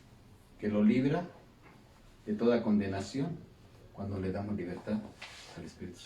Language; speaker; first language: Spanish; native; Spanish